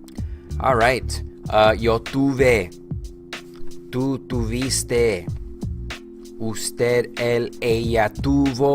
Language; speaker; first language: Spanish; non-native, fluent; English